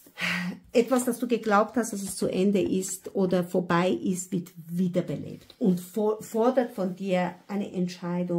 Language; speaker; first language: German; non-native, fluent; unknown